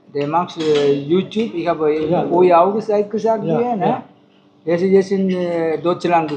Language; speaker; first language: German; non-native, learner; Tamil